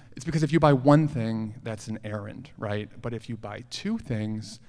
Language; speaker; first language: English; native; English